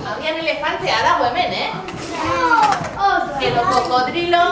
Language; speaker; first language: Basque; non-native, local second language; Spanish